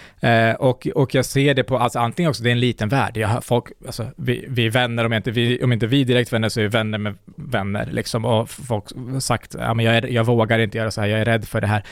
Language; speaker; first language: Swedish; early bilingual, other home language; Kurdish